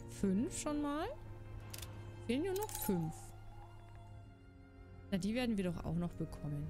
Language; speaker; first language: German; native; German